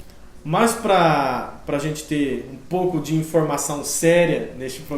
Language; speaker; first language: Portuguese; native; Portuguese